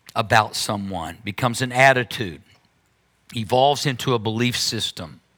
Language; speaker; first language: English; native; English